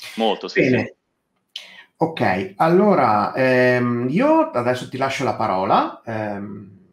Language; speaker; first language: Italian; native; Italian